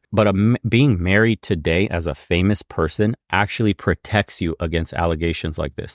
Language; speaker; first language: English; native; English